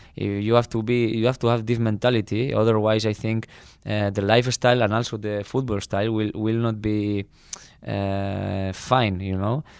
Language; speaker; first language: English; non-native, fluent; Spanish